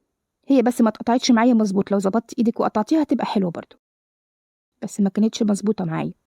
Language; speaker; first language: Arabic; native; Arabic